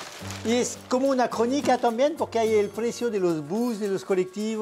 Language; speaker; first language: Spanish; non-native, fluent; French